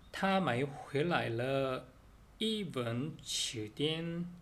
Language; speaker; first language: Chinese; non-native, learner; Korean